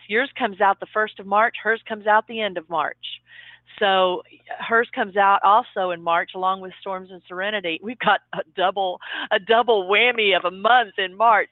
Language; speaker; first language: English; native; English